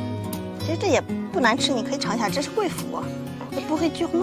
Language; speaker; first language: Chinese; native; Chinese